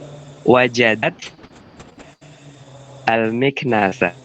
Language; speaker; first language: Arabic; non-native, learner; Indonesian